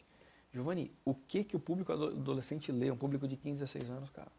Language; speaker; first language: Portuguese; native; Portuguese